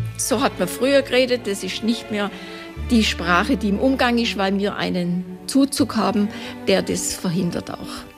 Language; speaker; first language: German; native; German